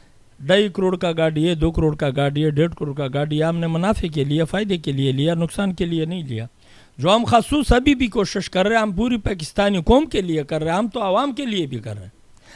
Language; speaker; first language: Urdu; non-native, local second language; Pashto